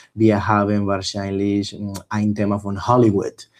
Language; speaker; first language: German; non-native, fluent; Spanish